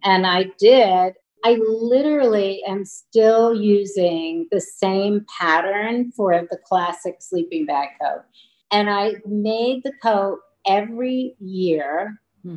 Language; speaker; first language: English; native; English